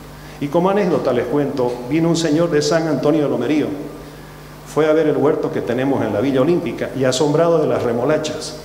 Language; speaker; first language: Spanish; native; Spanish